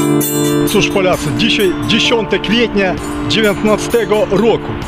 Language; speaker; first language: Polish; early bilingual, heritage; Ukrainian